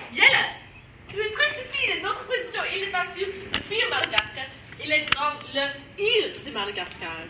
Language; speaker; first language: French; non-native, learner; Dutch